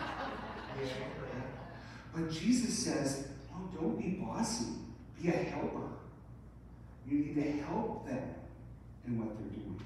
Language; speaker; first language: English; native; English